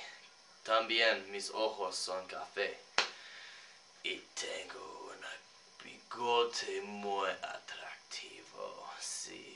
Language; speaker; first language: Spanish; non-native, learner; English